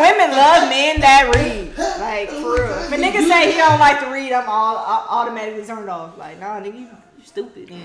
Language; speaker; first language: English; native; English